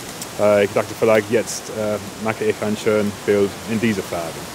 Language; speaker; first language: German; non-native, fluent; English